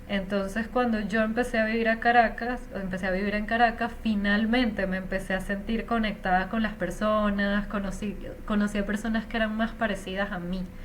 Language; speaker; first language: Spanish; native; Spanish